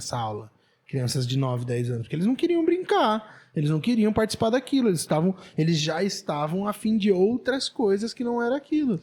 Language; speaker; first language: Portuguese; native; Portuguese